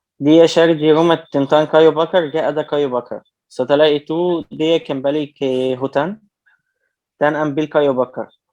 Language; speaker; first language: Indonesian; non-native, learner; Arabic